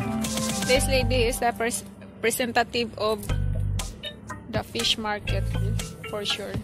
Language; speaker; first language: English; non-native, local second language; Cebuano